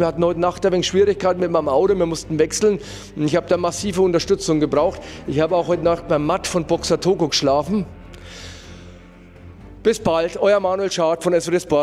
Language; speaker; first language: German; native; German